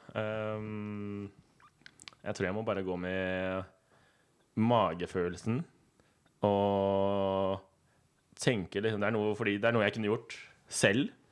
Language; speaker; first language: Norwegian; native; Norwegian